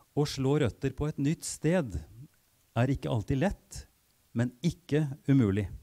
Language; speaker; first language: Norwegian; native; Norwegian